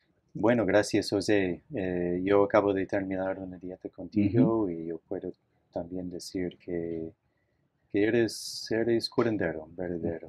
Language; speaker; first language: Spanish; non-native, fluent; English